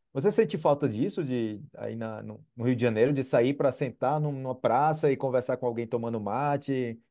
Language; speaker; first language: Portuguese; native; Portuguese